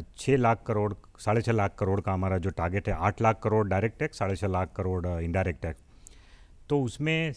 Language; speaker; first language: Hindi; non-native, local second language; Gujarati